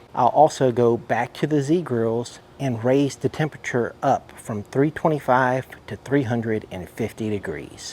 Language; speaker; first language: English; native; English